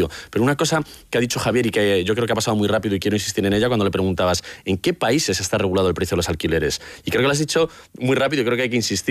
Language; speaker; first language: Spanish; native; Spanish